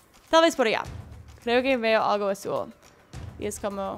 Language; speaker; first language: Spanish; non-native, learner; English